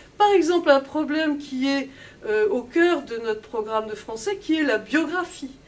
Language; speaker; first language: French; native; French